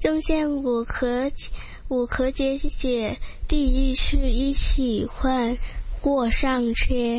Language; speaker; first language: Chinese; non-native, local second language; Cantonese